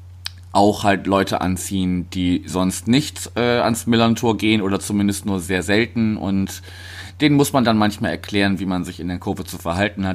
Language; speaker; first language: German; native; German